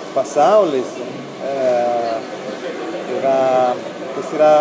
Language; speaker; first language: Lithuanian; non-native, learner; Italian